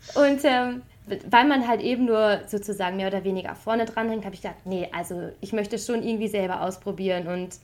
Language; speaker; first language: German; native; German